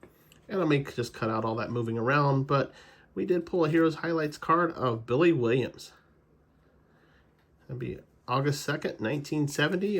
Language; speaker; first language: English; native; English